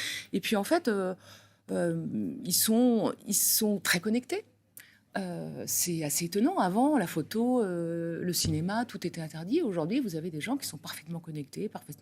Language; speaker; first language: French; native; French